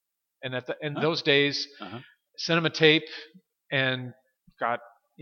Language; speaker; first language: English; native; English